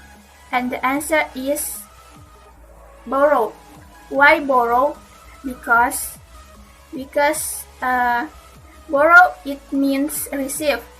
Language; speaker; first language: English; non-native, learner; Indonesian